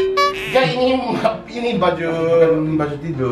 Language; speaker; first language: Indonesian; non-native, fluent; Japanese